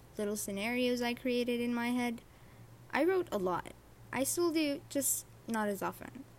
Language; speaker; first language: English; non-native, fluent; Arabic